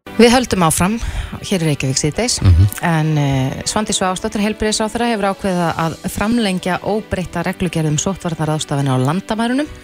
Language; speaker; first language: Icelandic; native; Icelandic